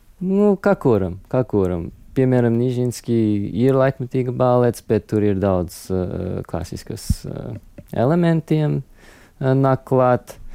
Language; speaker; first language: Latvian; non-native, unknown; English